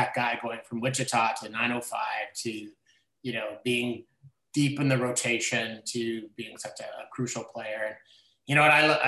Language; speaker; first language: English; native; English